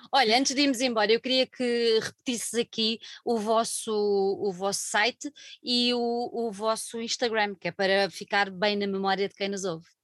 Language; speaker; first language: Portuguese; native; Portuguese